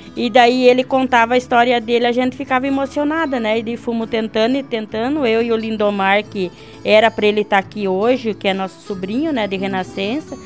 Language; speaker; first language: Portuguese; native; Portuguese